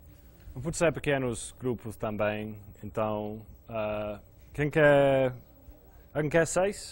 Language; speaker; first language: Portuguese; non-native, fluent; English